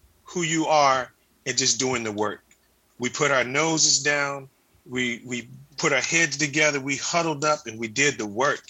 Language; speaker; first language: English; native; English